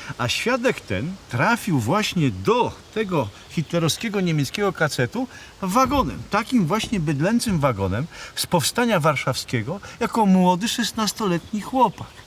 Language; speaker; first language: Polish; native; Polish